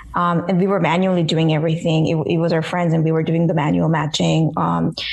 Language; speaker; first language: English; early bilingual, other home language; Korean